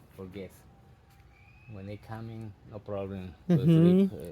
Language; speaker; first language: English; non-native, learner; Spanish